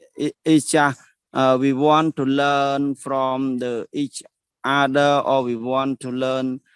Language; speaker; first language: English; non-native, learner; Khmer